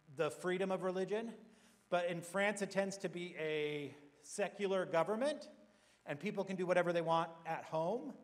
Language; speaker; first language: English; native; English